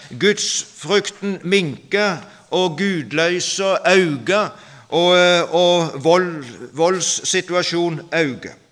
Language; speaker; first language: Norwegian; native; Norwegian